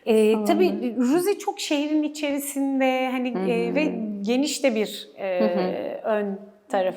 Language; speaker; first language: Turkish; native; Turkish